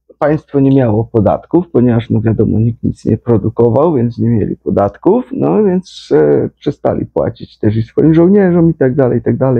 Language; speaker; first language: Polish; native; Polish